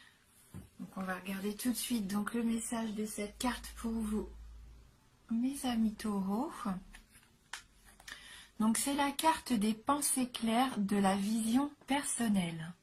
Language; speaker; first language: French; native; French